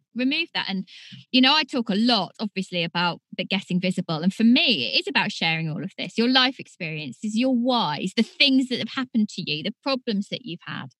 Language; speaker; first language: English; native; English